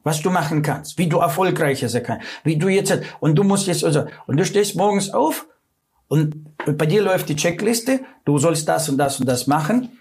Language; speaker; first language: German; non-native, fluent; Russian